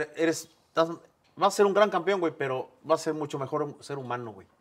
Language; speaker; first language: Spanish; native; Spanish